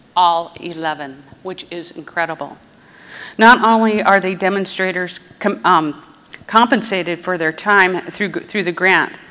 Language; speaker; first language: English; native; English